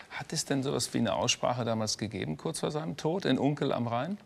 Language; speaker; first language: German; native; German